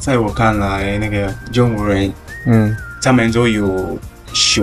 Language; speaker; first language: Chinese; non-native, learner; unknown